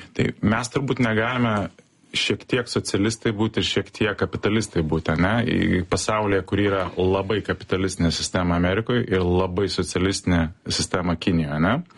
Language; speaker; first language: Lithuanian; early bilingual, heritage; Lithuanian